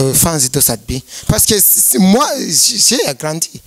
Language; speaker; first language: French; non-native, learner; Rundi